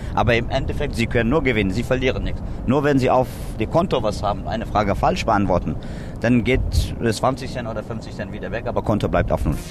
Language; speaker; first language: German; non-native, learner; Kurdish